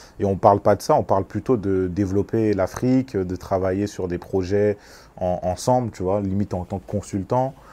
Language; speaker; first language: French; early bilingual, other home language; Lingala